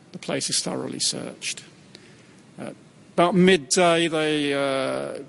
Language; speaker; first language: English; native; English